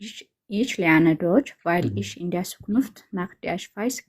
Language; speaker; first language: German; non-native, learner; Amharic